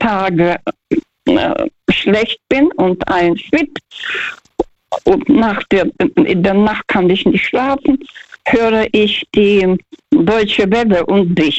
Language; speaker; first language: German; non-native, fluent; Russian